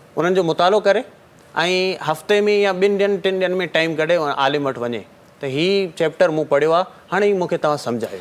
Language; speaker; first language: Sindhi; non-native, local second language; Marwari